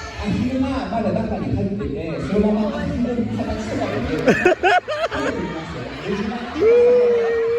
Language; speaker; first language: Japanese; non-native, fluent; Filipino